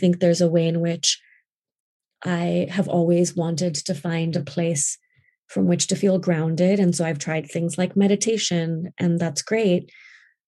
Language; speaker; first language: English; non-native, local second language; Urdu